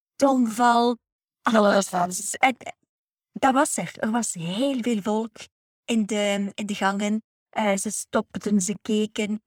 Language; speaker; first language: Dutch; native; Dutch